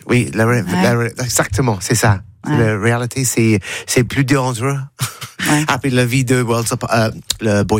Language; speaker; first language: French; non-native, learner; English